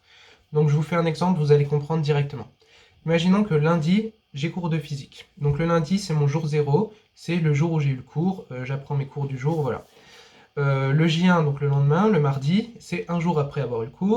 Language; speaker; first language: French; native; French